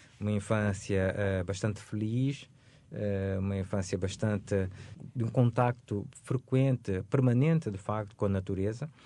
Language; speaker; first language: Portuguese; non-native, local second language; Upper Guinea Crioulo